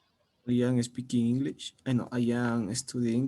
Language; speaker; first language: English; non-native, learner; Spanish